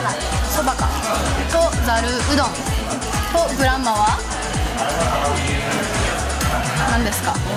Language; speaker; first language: Japanese; early bilingual, heritage; English